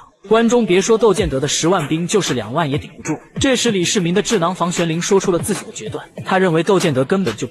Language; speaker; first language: Chinese; native; Chinese